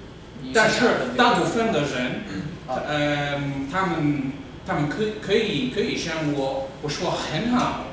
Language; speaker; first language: Chinese; non-native, learner; English